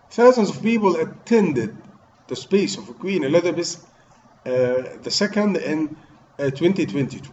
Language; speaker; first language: English; non-native, fluent; Arabic